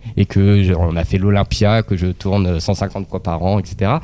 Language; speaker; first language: French; native; French